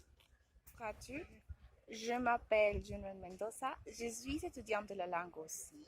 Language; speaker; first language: French; non-native, learner; Spanish